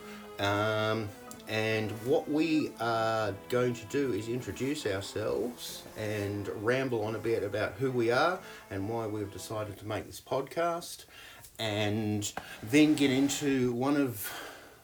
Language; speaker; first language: English; native; English